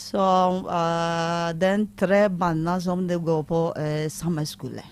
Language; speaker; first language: Norwegian; non-native, learner; Akan